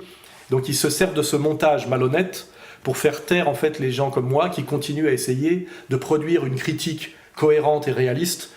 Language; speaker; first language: French; native; French